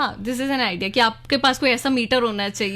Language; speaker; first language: Hindi; native; Hindi